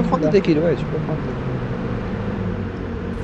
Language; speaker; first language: French; native; French